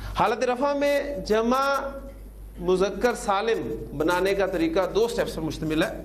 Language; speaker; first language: Urdu; native; Urdu